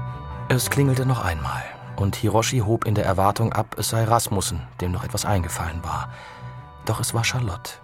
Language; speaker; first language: German; native; German